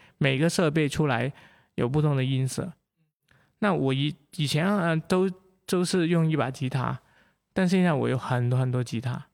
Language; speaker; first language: Chinese; non-native, local second language; Cantonese